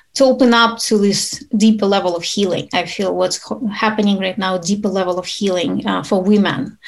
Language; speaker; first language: English; non-native, fluent; Ukrainian